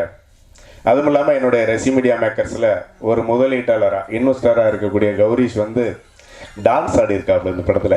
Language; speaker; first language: Tamil; native; Tamil